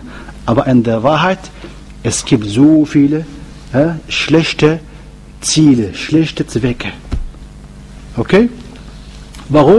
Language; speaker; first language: German; non-native, learner; Arabic